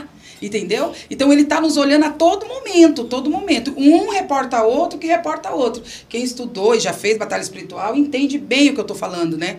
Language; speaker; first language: Portuguese; native; Portuguese